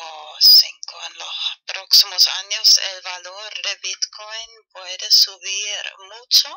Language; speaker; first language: Spanish; non-native, fluent; German